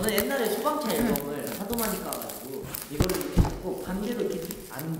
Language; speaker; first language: Korean; native; Korean